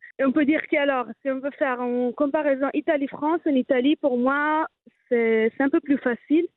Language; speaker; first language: French; non-native, fluent; Italian